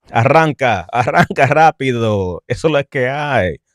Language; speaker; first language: Spanish; early bilingual, heritage; Spanish